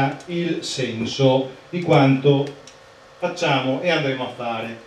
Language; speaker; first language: Italian; native; Italian